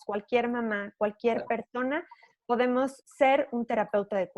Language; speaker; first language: Spanish; native; Spanish